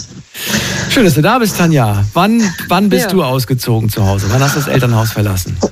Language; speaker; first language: German; native; German